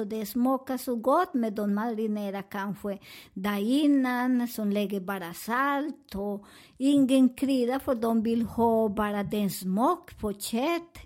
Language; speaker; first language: Swedish; non-native, learner; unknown